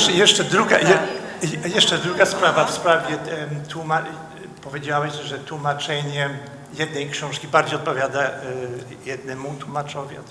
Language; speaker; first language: Polish; non-native, fluent; Dutch